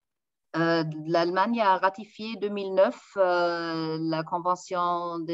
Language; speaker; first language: French; non-native, fluent; German